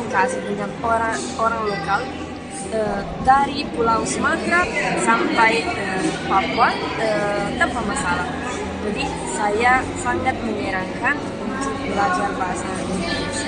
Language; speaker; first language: Indonesian; non-native, fluent; Italian